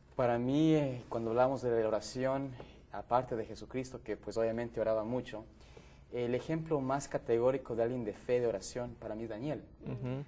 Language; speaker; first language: Spanish; native; Spanish